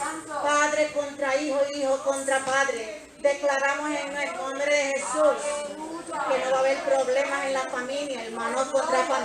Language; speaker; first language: Spanish; native; Spanish